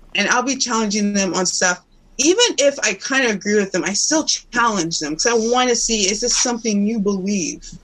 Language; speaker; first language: English; native; English